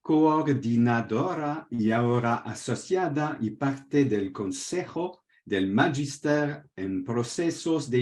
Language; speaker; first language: Spanish; non-native, fluent; French